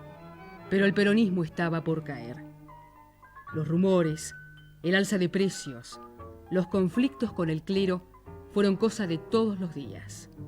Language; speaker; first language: Spanish; native; Spanish